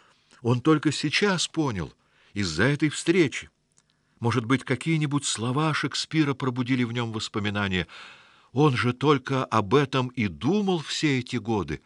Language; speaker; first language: Russian; native; Russian